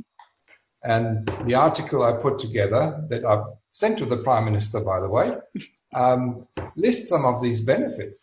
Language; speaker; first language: English; non-native, fluent; German